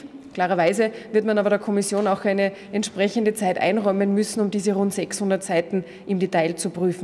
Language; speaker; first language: German; native; German